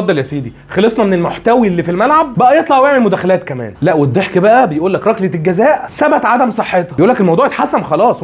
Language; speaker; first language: Arabic; native; Arabic